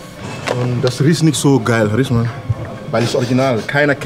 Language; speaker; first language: German; non-native, fluent; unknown